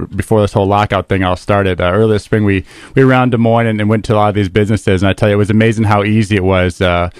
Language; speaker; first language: English; native; English